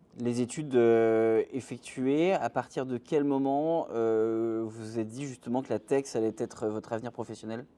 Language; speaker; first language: French; native; French